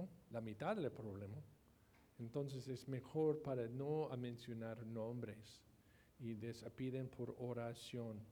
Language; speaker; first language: Spanish; non-native, fluent; English